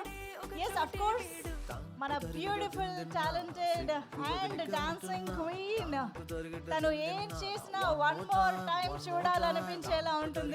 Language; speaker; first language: Telugu; native; Telugu